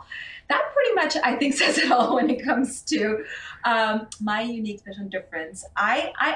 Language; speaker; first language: English; non-native, local second language; Urdu